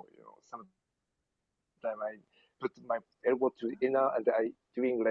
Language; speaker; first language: English; non-native, learner; Japanese